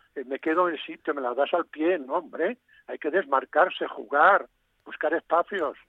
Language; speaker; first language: Spanish; non-native, local second language; Galician